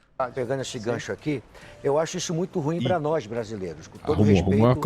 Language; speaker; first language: Portuguese; native; Portuguese